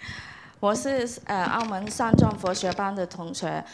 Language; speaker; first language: Chinese; non-native, local second language; Cantonese